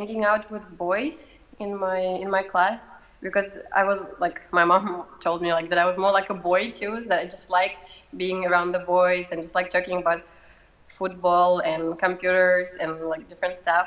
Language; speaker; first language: English; non-native, fluent; Russian